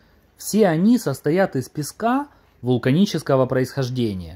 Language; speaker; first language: Russian; native; Russian